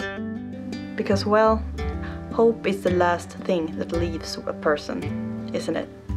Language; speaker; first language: English; non-native, fluent; Swedish